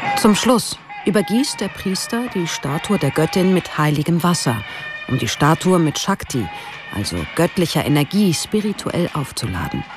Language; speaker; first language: German; native; German